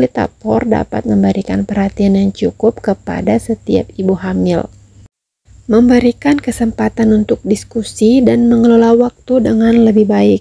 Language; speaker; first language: Indonesian; native; Indonesian